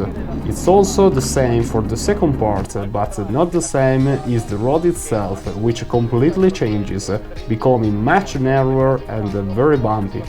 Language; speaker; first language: English; non-native, fluent; Italian